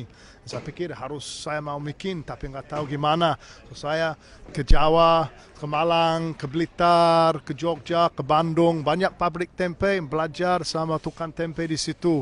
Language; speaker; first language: Indonesian; non-native, fluent; English